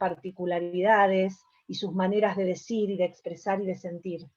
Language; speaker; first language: Spanish; native; Spanish